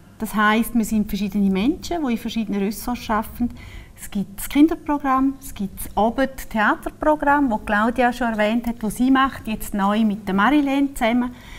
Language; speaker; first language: German; native; German